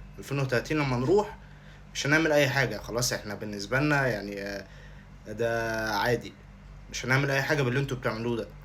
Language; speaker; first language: Arabic; native; Arabic